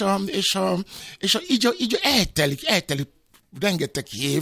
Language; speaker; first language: Hungarian; non-native, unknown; Yoruba